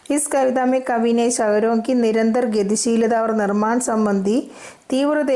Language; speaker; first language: Hindi; non-native, local second language; Malayalam